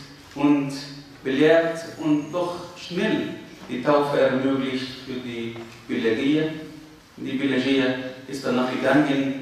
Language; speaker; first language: German; non-native, fluent; Arabic